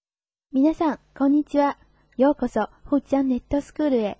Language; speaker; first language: Japanese; non-native, fluent; Chinese